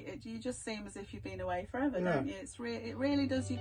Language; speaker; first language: English; native; English